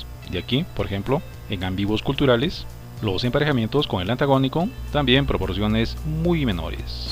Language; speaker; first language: Spanish; native; Spanish